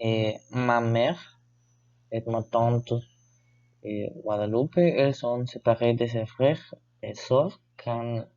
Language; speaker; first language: French; non-native, learner; Spanish